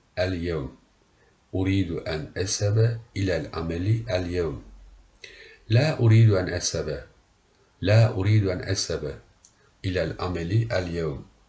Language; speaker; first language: Arabic; non-native, learner; Turkish